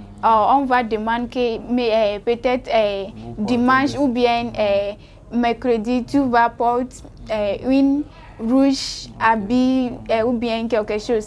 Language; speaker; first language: French; non-native, learner; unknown